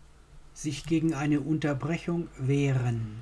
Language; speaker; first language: German; non-native, fluent; English